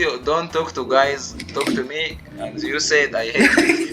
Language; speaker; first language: English; non-native, learner; Arabic